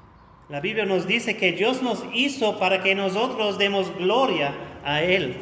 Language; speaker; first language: Spanish; non-native, fluent; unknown